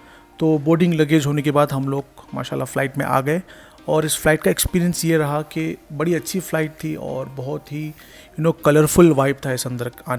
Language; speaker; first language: Hindi; native; Hindi